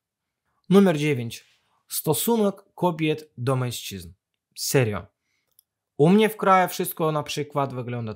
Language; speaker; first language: Polish; non-native, fluent; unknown